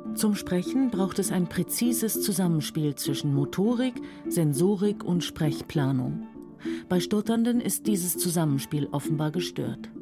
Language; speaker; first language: German; native; German